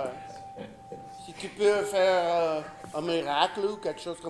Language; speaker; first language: French; non-native, fluent; English